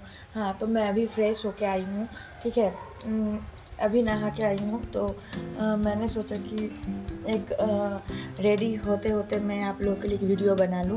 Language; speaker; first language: Hindi; non-native, local second language; Bangla